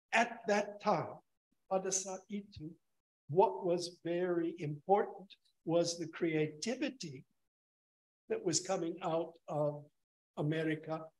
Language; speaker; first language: English; native; English